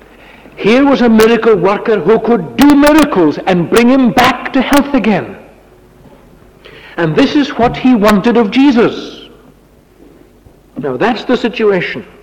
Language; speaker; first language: English; native; English